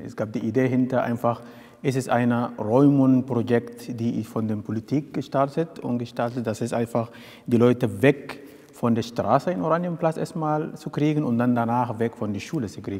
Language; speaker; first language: German; non-native, fluent; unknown